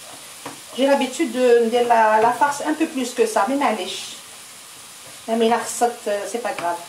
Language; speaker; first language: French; non-native, local second language; Arabic